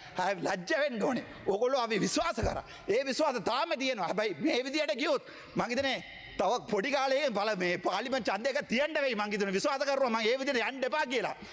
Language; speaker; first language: Sinhala; non-native, local second language; Tamil